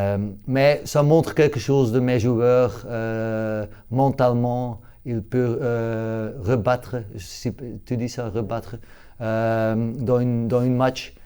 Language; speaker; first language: French; non-native, local second language; Dutch